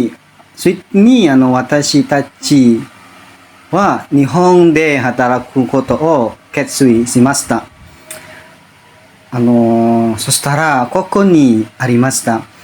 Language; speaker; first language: Japanese; non-native, learner; Indonesian